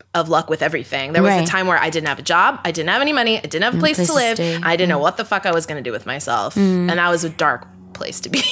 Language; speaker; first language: English; native; English